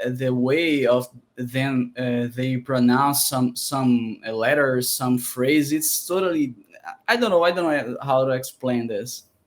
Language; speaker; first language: English; non-native, learner; Portuguese